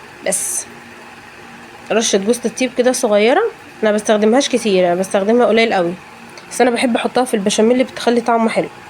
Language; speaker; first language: Arabic; native; Arabic